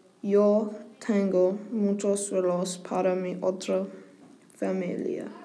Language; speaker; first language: Spanish; non-native, learner; English